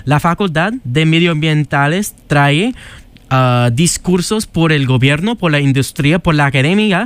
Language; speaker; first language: Spanish; non-native, learner; English